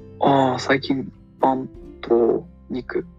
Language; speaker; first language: Japanese; non-native, learner; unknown